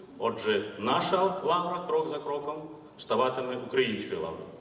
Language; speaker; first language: Ukrainian; native; Ukrainian